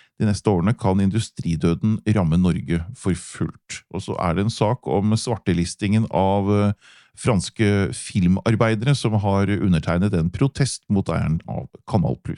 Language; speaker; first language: Norwegian; native; Norwegian